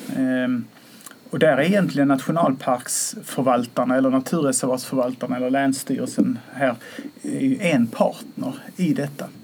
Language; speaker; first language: Swedish; native; Swedish